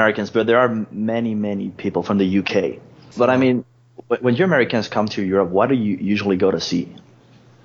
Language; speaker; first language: English; non-native, fluent; Spanish